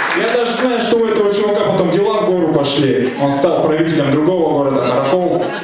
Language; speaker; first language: Russian; native; Russian